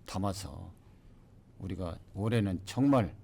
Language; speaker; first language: Korean; native; Korean